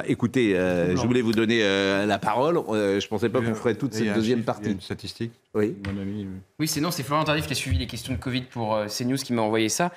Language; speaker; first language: French; native; French